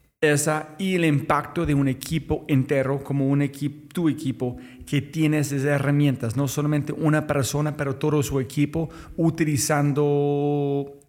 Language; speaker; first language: Spanish; non-native, fluent; English